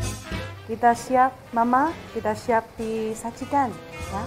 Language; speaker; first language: Indonesian; non-native, fluent; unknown